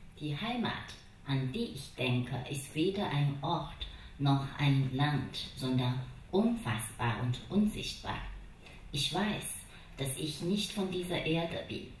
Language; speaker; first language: German; non-native, fluent; Chinese